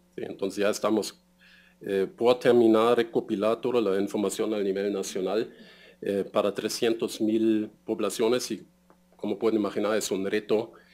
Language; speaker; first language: Spanish; non-native, fluent; German